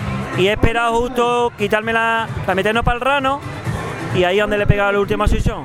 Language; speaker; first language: Spanish; native; Spanish